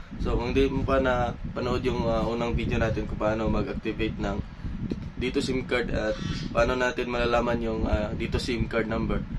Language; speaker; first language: Filipino; non-native, local second language; Cebuano